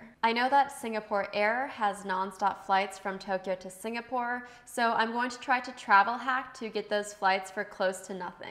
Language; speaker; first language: English; native; English